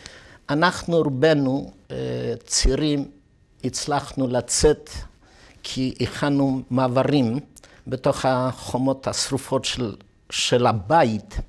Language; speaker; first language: Hebrew; non-native, fluent; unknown